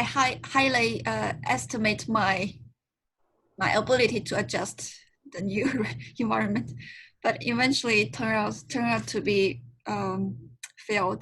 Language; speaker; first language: English; non-native, learner; Chinese